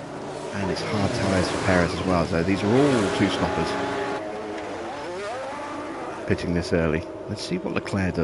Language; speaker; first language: English; native; English